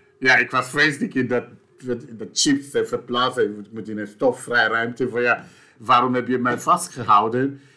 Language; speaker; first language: Dutch; non-native, fluent; English